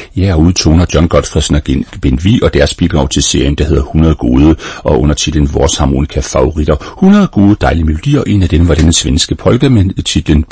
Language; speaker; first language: Danish; native; Danish